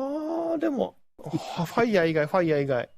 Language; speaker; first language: Japanese; native; Japanese